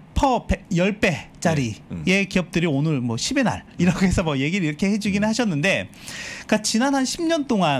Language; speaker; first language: Korean; native; Korean